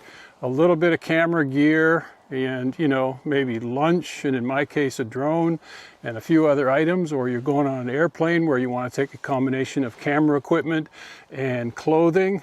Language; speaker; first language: English; native; English